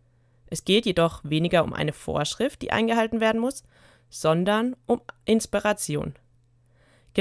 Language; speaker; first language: German; native; German